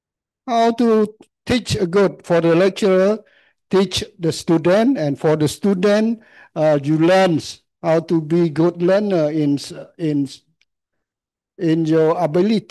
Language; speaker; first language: English; non-native, learner; Khmer